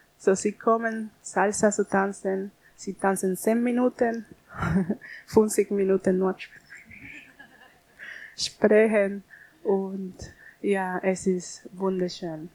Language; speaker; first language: German; non-native, learner; Spanish